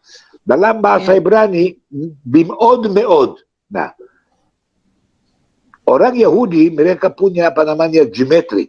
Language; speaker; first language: Indonesian; non-native, fluent; Hebrew